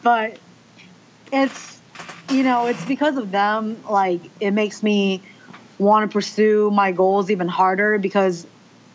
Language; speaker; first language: English; early bilingual, other home language; Chinese